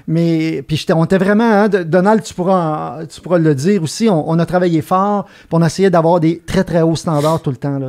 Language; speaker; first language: French; native; French